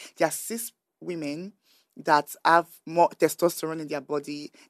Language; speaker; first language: English; non-native, local second language; Yoruba